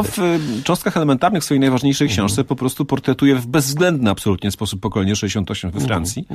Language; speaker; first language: Polish; native; Polish